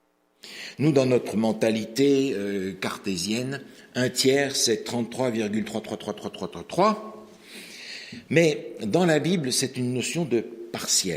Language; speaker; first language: French; native; French